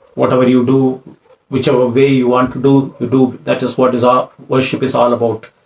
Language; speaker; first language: English; non-native, local second language; Tamil